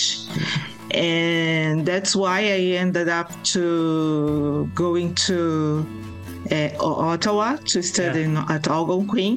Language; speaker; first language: English; non-native, fluent; Portuguese